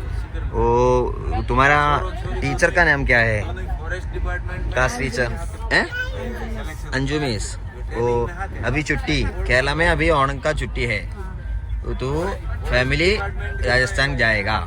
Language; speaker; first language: Hindi; non-native, local second language; Malayalam